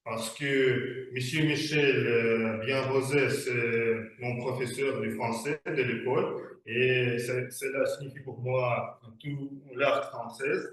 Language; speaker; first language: French; non-native, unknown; Russian